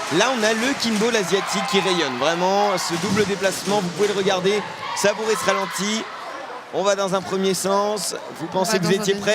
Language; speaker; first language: French; native; French